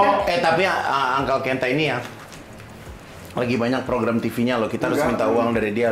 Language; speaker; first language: Indonesian; native; Indonesian